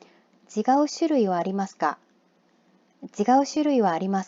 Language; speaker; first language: Japanese; non-native, fluent; Korean